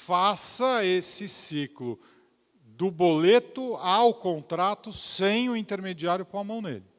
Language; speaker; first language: Portuguese; native; Portuguese